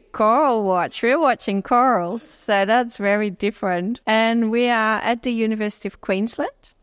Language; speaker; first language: English; non-native, fluent; Dutch